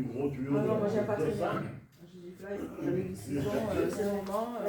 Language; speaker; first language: French; native; French